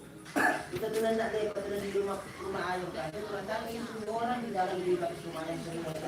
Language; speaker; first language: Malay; non-native, local second language; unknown